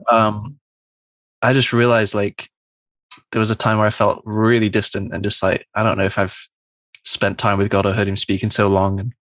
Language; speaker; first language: English; native; English